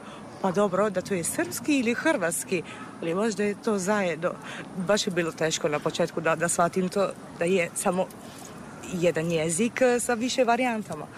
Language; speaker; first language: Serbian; non-native, fluent; Italian